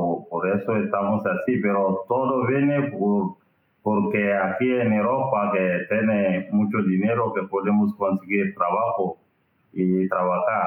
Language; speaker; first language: Spanish; non-native, learner; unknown